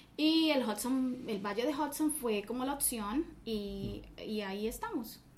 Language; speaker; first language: Spanish; native; Spanish